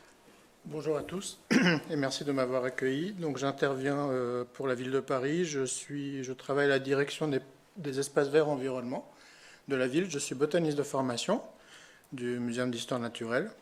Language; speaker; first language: French; native; French